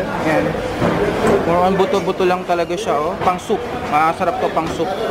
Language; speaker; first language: Filipino; native; Filipino